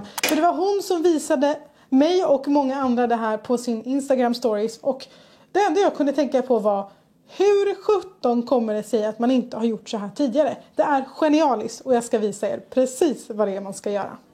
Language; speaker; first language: Swedish; native; Swedish